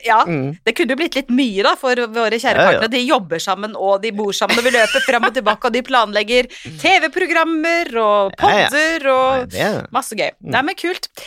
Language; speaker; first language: Norwegian; native; Norwegian